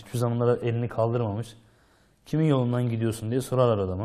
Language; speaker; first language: Turkish; native; Turkish